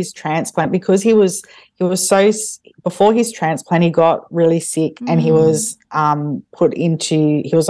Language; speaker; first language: English; native; English